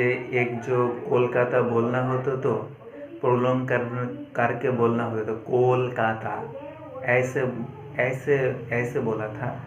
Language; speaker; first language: Hindi; non-native, local second language; Bangla